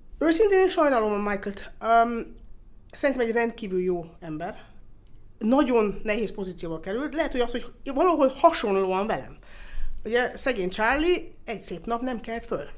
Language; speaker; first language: Hungarian; early bilingual, heritage; Hungarian